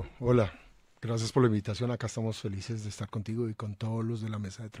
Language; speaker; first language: Spanish; native; Spanish